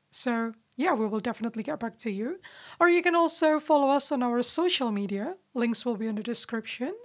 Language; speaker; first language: English; non-native, fluent; Indonesian